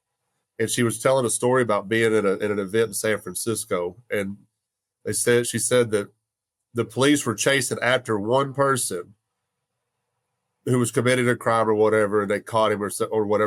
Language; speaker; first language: English; native; English